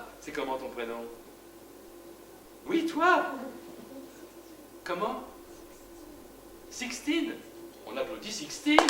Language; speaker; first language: French; native; French